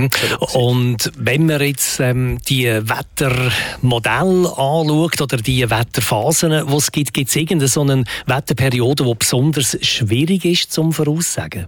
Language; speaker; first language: German; native; German